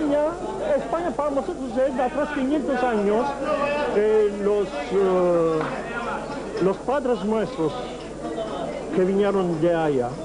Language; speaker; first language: Spanish; early bilingual, heritage; Ladino